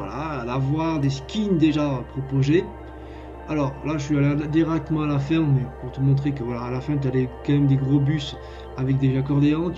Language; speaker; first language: French; native; French